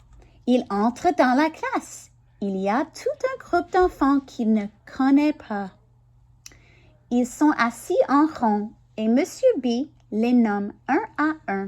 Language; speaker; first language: French; non-native, learner; English